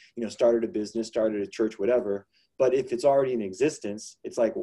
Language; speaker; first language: English; native; English